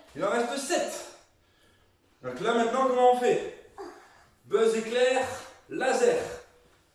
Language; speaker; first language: French; native; French